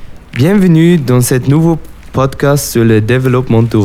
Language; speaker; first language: French; non-native, learner; German